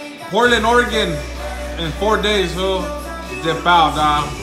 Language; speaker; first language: English; early bilingual, other home language; Spanish